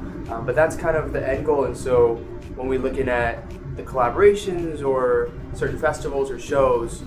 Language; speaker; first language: English; native; English